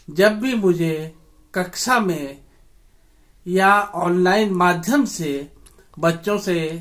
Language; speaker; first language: Hindi; native; Hindi